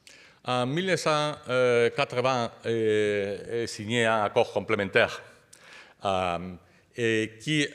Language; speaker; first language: French; non-native, fluent; Spanish